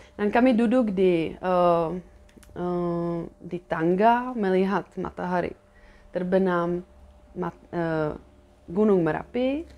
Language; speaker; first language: Indonesian; non-native, fluent; Czech